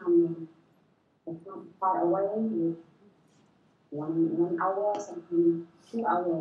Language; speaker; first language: English; non-native, learner; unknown